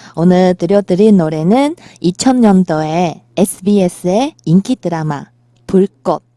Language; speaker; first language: Korean; non-native, fluent; Chinese